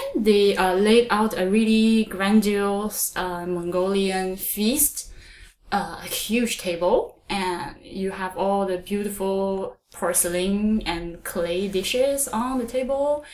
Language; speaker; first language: English; non-native, fluent; Chinese